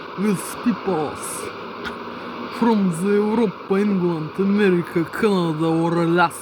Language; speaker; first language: English; non-native, learner; Russian